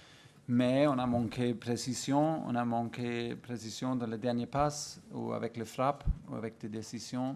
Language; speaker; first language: French; non-native, fluent; German